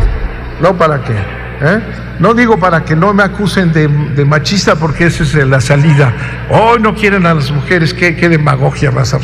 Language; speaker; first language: Spanish; native; Spanish